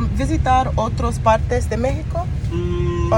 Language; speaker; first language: Spanish; non-native, learner; English